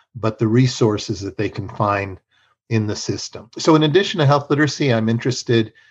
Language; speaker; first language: English; early bilingual, other home language; Spanish